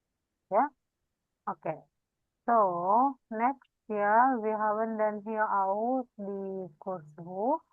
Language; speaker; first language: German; non-native, fluent; Indonesian